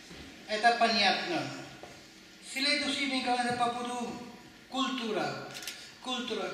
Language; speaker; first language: Russian; non-native, learner; Hindi